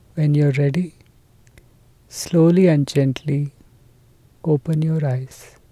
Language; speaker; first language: English; non-native, local second language; Telugu